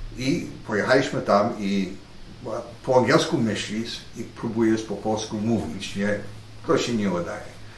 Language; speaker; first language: Polish; early bilingual, heritage; Polish